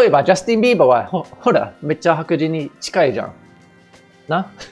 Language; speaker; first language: Japanese; non-native, fluent; English